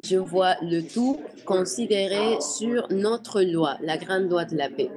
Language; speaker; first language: French; native; French